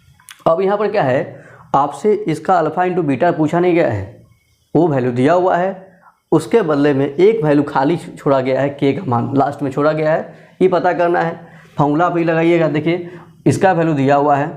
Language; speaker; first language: Hindi; native; Hindi